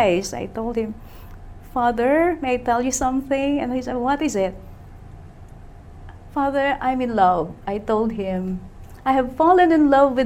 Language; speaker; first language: English; non-native, local second language; Pampanga